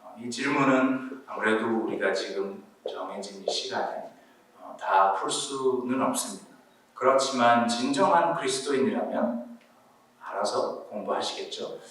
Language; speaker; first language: Korean; early bilingual, heritage; Korean